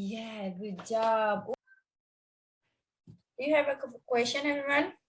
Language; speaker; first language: English; non-native, learner; Indonesian